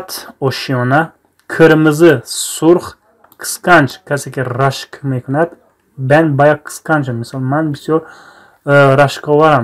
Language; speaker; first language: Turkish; non-native, fluent; Tajik